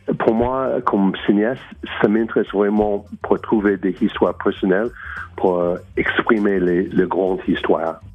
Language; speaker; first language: French; non-native, fluent; English